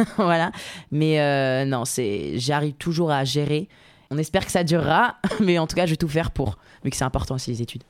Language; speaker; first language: French; native; French